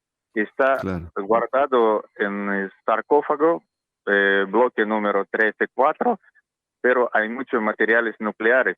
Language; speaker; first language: Spanish; non-native, learner; Russian